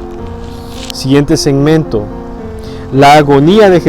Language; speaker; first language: Spanish; native; Spanish